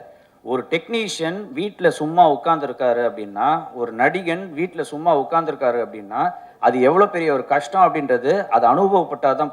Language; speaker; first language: Tamil; native; Tamil